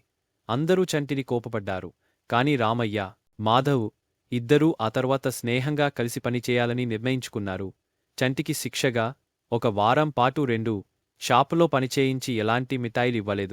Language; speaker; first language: Telugu; native; Telugu